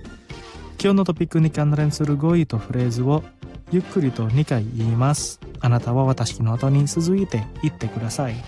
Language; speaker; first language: Japanese; non-native, fluent; Indonesian